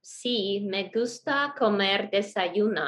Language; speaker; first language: Spanish; non-native, learner; Russian